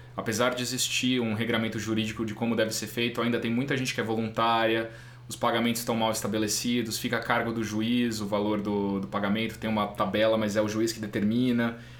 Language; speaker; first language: Portuguese; native; Portuguese